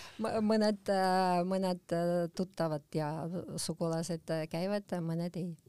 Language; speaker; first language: Estonian; non-native, local second language; Russian